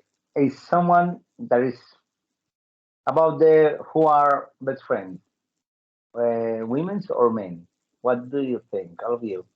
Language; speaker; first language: English; non-native, learner; Spanish